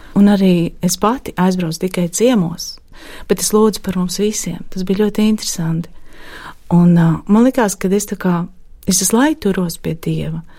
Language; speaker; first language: Latvian; native; Latvian